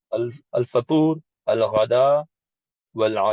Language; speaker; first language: Arabic; non-native, learner; English